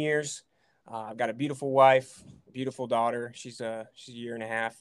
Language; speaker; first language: English; native; English